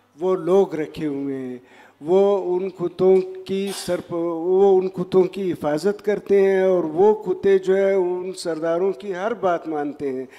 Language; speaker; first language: Urdu; non-native, local second language; Pashto